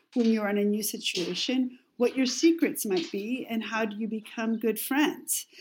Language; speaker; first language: English; non-native, fluent; Spanish